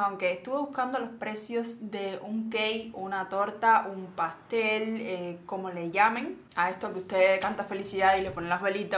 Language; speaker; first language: Spanish; native; Spanish